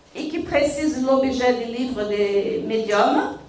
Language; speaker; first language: French; non-native, fluent; Portuguese